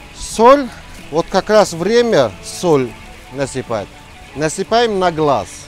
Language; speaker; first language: Russian; non-native, local second language; Tajik